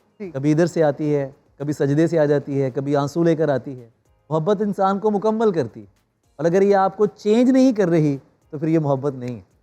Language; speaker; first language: Urdu; non-native, local second language; Punjabi